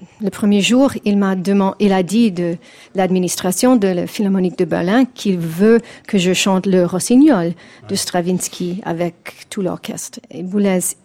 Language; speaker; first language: French; non-native, fluent; English